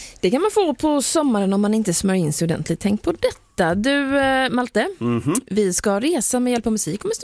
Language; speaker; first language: Swedish; native; Swedish